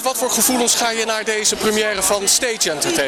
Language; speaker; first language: Dutch; native; Dutch